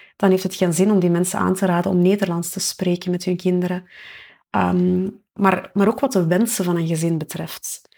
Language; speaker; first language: Dutch; native; Dutch